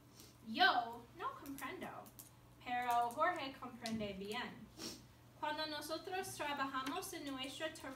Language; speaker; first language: Spanish; non-native, learner; English